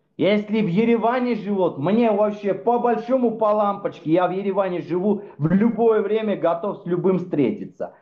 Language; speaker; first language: Russian; non-native, fluent; Armenian